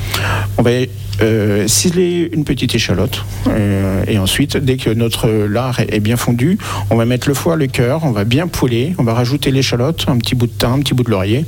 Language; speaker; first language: French; native; French